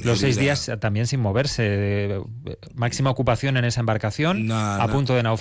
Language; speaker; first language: Spanish; native; Spanish